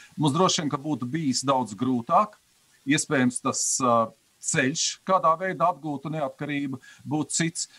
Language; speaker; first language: Latvian; native; Latvian